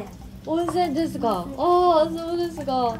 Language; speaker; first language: Japanese; non-native, learner; Korean